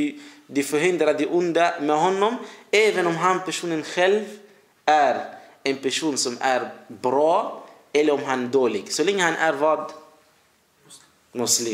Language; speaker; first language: Swedish; early bilingual, other home language; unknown